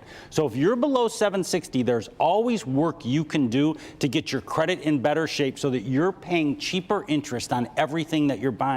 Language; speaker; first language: English; native; English